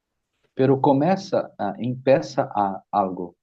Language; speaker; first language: Spanish; non-native, fluent; Portuguese